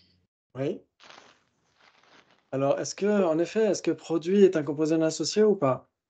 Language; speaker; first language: French; native; French